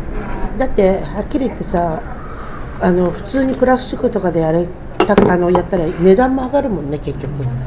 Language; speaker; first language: Japanese; native; Japanese